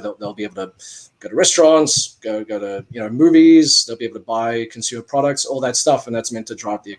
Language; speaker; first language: English; native; English